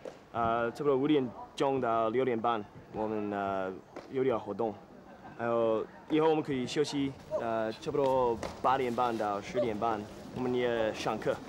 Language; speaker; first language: Chinese; non-native, learner; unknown